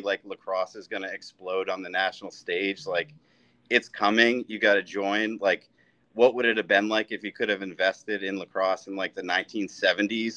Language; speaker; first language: English; native; English